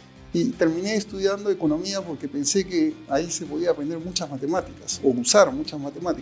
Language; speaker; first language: Spanish; native; Spanish